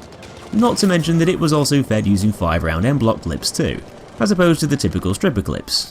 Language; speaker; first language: English; native; English